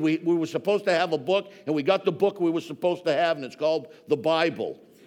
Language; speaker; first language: English; native; English